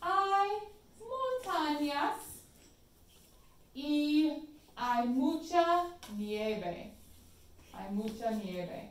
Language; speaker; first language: Spanish; non-native, fluent; English